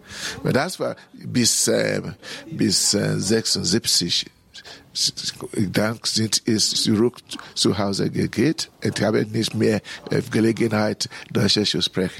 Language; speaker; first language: German; non-native, learner; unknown